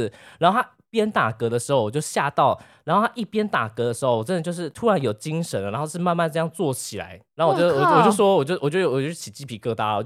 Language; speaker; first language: Chinese; native; Chinese